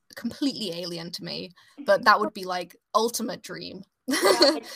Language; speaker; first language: English; native; English